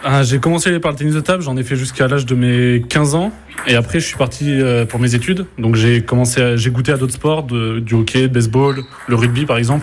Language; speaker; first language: French; native; French